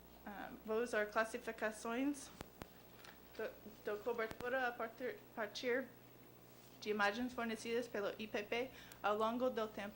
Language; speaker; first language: Portuguese; non-native, learner; English